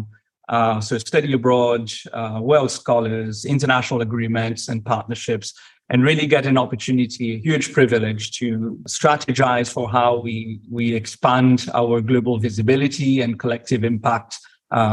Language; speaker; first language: English; non-native, fluent; Morisyen